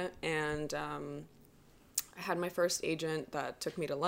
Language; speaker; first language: English; non-native, fluent; Russian